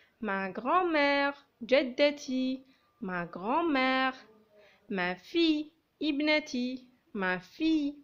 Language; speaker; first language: French; non-native, local second language; Arabic